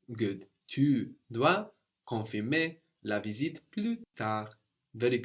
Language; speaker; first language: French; non-native, fluent; English